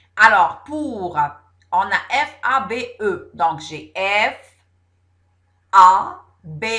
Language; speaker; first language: French; non-native, local second language; Arabic